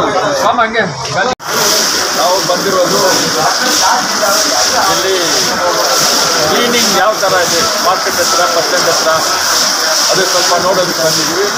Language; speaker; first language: Kannada; non-native, local second language; Tamil